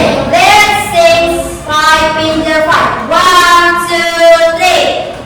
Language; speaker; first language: English; non-native, learner; Indonesian